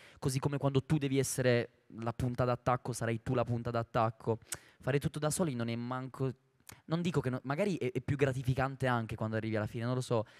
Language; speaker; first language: Italian; native; Italian